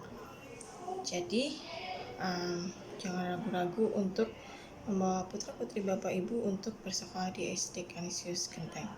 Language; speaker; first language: Indonesian; non-native, local second language; Javanese